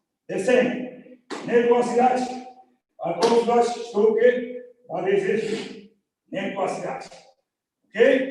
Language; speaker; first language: English; non-native, learner; Spanish